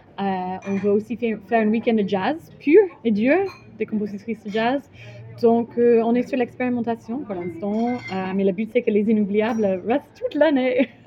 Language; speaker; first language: French; non-native, fluent; English